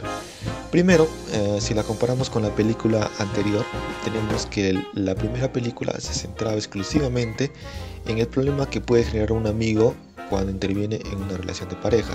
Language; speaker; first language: Spanish; native; Spanish